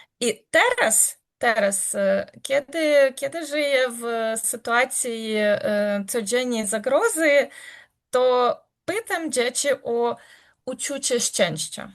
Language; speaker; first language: Polish; non-native, learner; Ukrainian